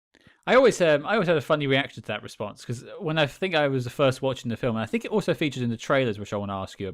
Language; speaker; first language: English; native; English